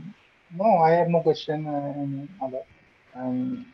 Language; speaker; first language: English; non-native, learner; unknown